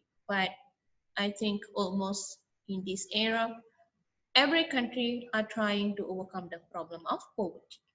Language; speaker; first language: English; non-native, local second language; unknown